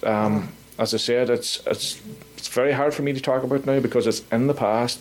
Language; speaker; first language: English; native; English